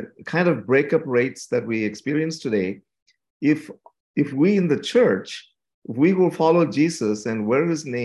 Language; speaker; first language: English; non-native, local second language; Tamil